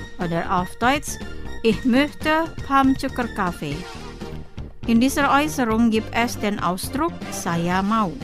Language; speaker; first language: German; non-native, fluent; Indonesian